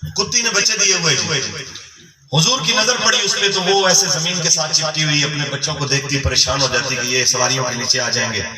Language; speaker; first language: Urdu; non-native, local second language; Punjabi